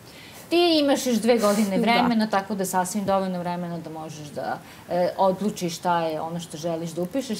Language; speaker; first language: Serbian; native; Serbian